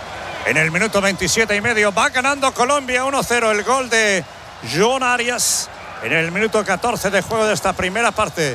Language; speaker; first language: Spanish; native; Spanish